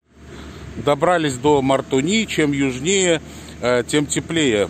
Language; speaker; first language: Russian; native; Russian